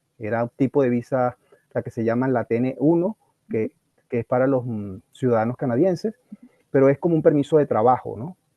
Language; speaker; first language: Spanish; native; Spanish